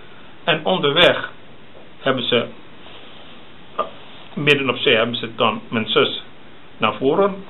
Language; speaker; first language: Dutch; early bilingual, other home language; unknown